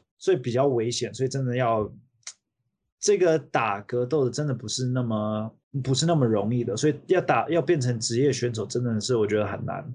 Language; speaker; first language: Chinese; early bilingual, heritage; Chinese